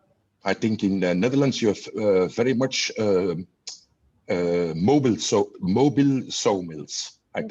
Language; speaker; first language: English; non-native, learner; Dutch